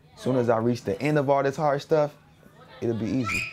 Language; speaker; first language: English; native; English